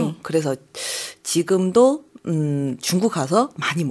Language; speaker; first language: Korean; non-native, fluent; Chinese